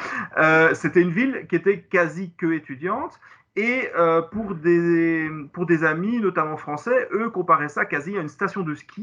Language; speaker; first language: French; native; French